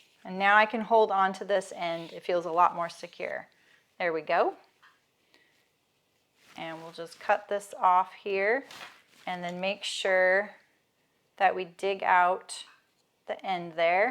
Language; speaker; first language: English; native; English